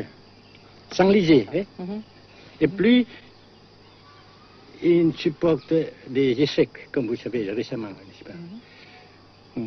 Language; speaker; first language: French; non-native, local second language; Vietnamese